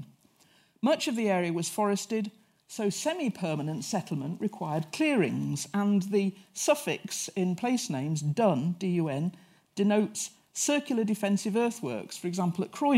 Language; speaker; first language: English; native; English